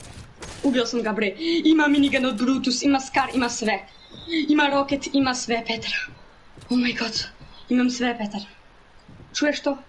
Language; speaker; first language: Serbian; early bilingual, heritage; Serbian